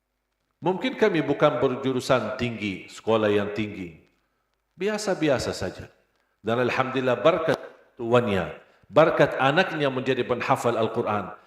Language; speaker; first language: Indonesian; non-native, fluent; Arabic